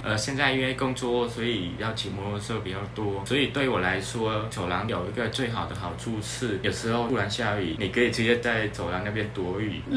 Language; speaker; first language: Chinese; early bilingual, other home language; Vietnamese